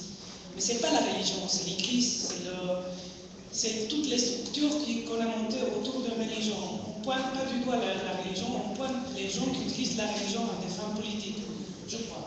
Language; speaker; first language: French; non-native, fluent; Spanish